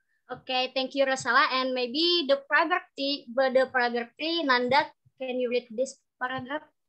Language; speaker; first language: English; non-native, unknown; Indonesian